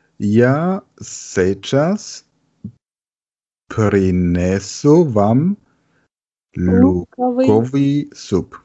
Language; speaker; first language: Russian; non-native, learner; German